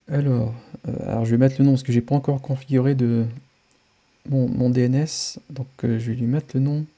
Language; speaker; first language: French; native; French